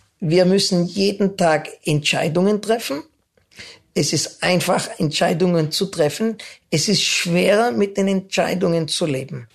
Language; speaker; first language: German; native; German